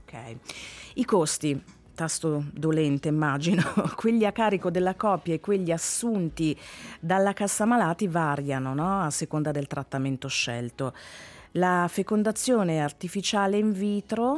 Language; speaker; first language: Italian; native; Italian